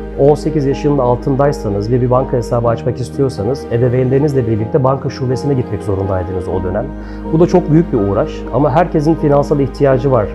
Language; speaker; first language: Turkish; native; Turkish